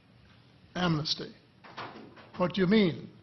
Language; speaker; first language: English; native; English